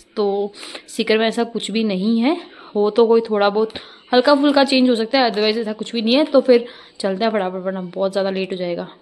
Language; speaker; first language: Hindi; non-native, local second language; Rajasthani